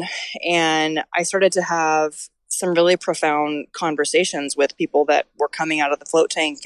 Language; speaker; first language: English; native; English